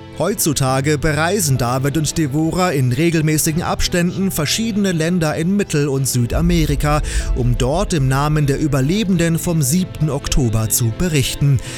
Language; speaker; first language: German; native; German